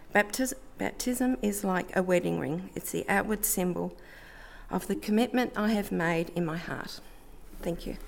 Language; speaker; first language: English; native; English